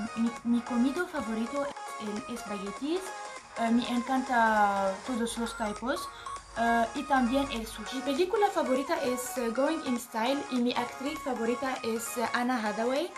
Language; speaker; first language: Spanish; non-native, learner; Arabic